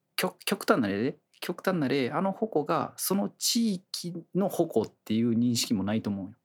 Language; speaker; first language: Japanese; native; Japanese